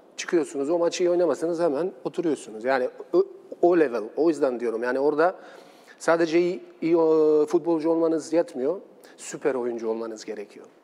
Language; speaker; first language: Turkish; non-native, fluent; Bosnian